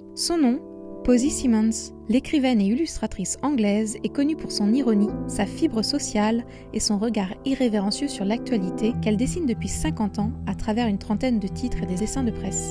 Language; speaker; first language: French; native; French